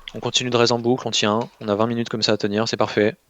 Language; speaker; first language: French; native; French